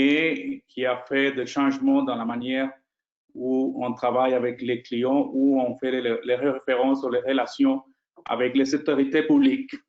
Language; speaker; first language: French; non-native, fluent; Spanish